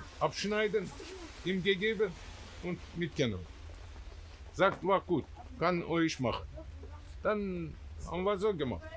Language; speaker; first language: German; non-native, learner; Turkish